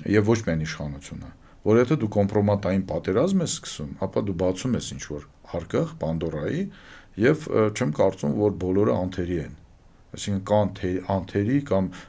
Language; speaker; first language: Armenian; native; Armenian